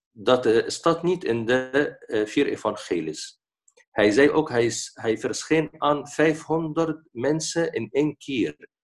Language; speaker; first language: Dutch; non-native, fluent; Arabic